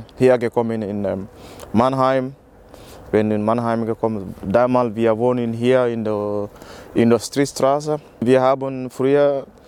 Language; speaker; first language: German; non-native, learner; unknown